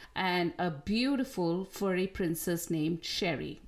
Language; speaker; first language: English; non-native, local second language; Tamil